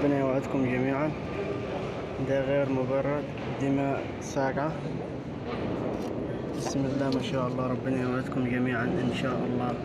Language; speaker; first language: Arabic; native; Arabic